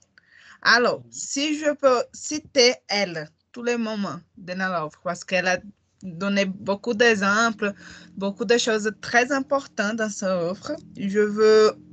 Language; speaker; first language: French; non-native, learner; Portuguese